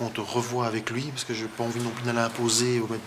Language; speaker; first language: French; native; French